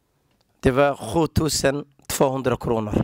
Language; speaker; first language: Swedish; non-native, learner; Somali